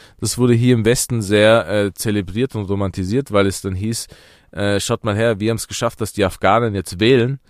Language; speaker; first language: German; early bilingual, other home language; Persian